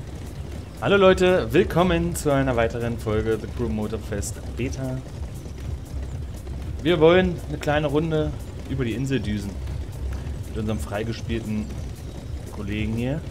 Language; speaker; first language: German; native; German